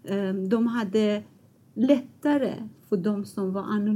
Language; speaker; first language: Swedish; non-native, fluent; Persian